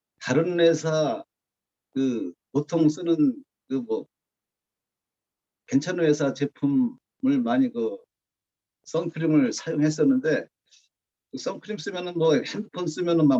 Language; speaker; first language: Korean; native; Korean